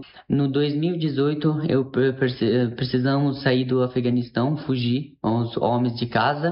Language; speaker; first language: Portuguese; non-native, learner; Persian